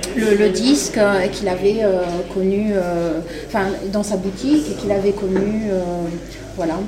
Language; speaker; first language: French; native; French